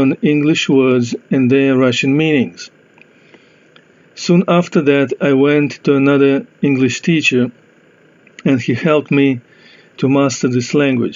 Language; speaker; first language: English; non-native, fluent; Russian